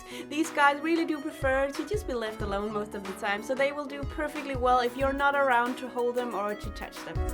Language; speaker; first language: English; non-native, fluent; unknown